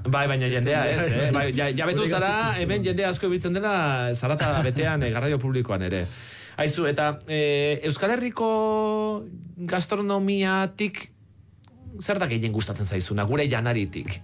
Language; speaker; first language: Basque; native; Basque